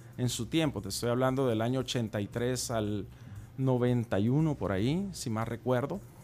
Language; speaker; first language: Spanish; native; Spanish